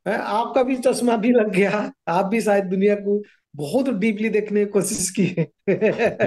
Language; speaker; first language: Hindi; non-native, local second language; Odia